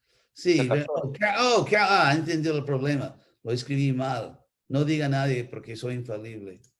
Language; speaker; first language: Spanish; non-native, fluent; English